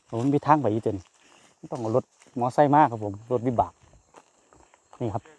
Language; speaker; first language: Thai; non-native, local second language; Northeastern Thai